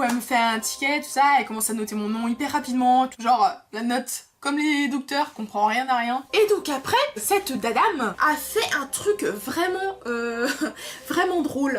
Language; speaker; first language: French; native; French